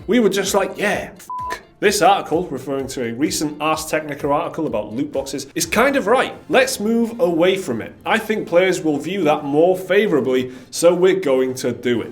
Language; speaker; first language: English; native; English